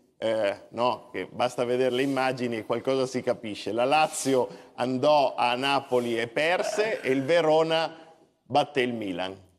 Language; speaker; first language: Italian; native; Italian